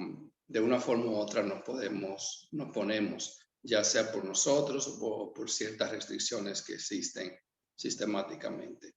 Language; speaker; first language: Spanish; early bilingual, heritage; Spanish